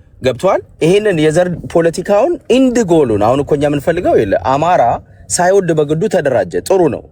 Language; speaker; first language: Amharic; native; Amharic